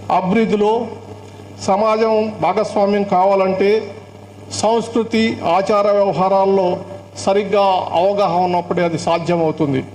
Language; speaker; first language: Telugu; native; Telugu